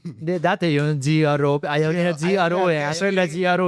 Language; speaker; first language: Filipino; non-native, fluent; Japanese